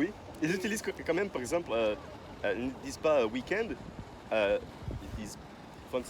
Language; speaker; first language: French; non-native, fluent; Portuguese